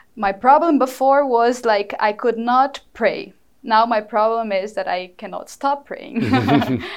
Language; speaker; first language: English; non-native, fluent; Portuguese